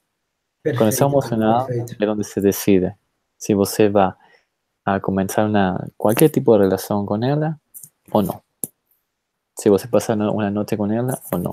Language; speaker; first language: Portuguese; non-native, fluent; Spanish